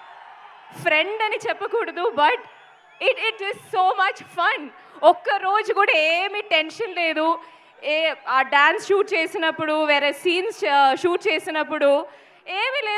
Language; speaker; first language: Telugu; non-native, learner; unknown